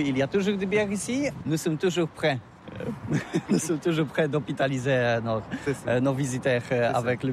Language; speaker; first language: French; non-native, learner; Polish